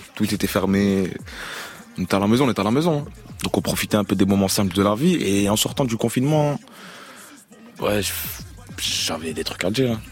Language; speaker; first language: French; native; French